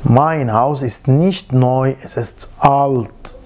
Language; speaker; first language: German; non-native, fluent; Arabic